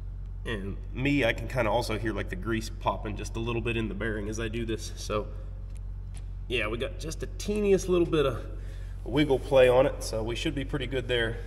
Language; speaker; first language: English; native; English